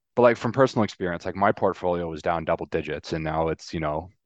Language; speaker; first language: English; native; English